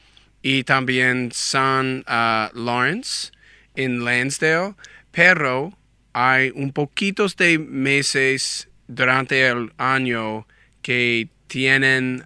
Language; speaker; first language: Spanish; non-native, learner; English